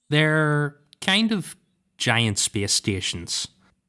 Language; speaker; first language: English; native; English